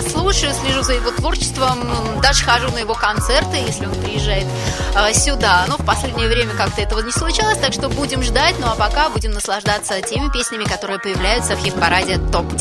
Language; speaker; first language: Russian; native; Russian